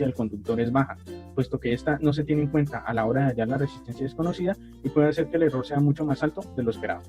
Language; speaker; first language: Spanish; native; Spanish